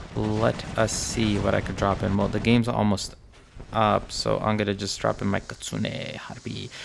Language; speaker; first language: English; native; English